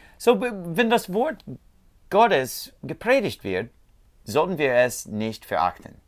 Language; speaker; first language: German; non-native, learner; English